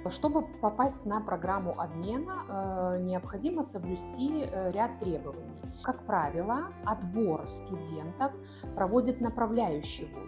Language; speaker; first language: Russian; native; Russian